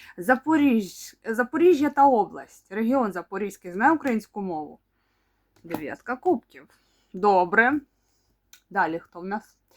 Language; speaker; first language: Ukrainian; non-native, local second language; Russian